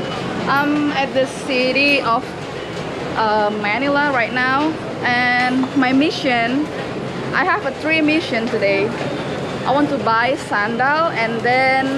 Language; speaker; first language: English; non-native, learner; Indonesian